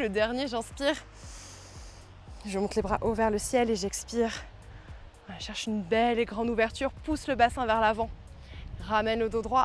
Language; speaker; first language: French; native; French